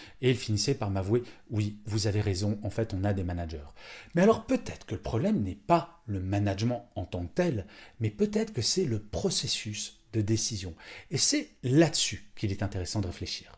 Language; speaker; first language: French; native; French